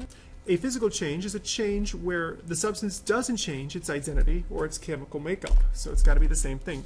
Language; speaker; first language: English; native; English